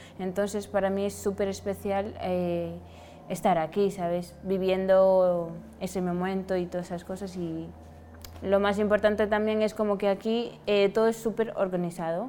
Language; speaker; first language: Spanish; non-native, fluent; Wolof